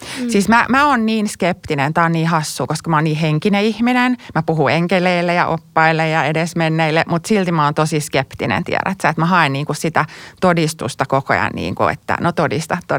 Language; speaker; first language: Finnish; native; Finnish